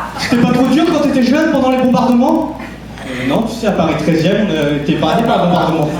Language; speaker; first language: French; early bilingual, other home language; Vietnamese